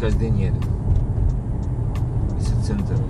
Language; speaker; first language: Russian; non-native, learner; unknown